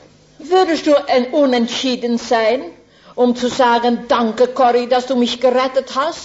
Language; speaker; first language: German; non-native, fluent; Dutch